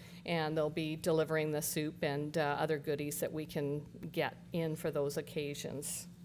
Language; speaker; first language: English; native; English